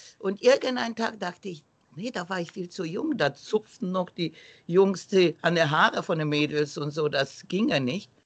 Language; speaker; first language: German; non-native, fluent; Romanian